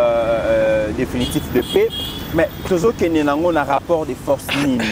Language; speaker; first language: French; non-native, local second language; Lingala